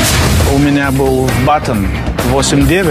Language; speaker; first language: Russian; non-native, learner; Lithuanian